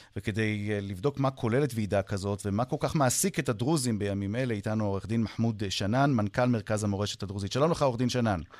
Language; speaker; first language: Hebrew; native; Hebrew